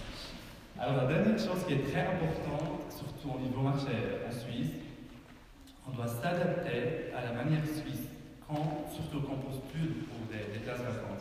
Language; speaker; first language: French; non-native, fluent; Arabic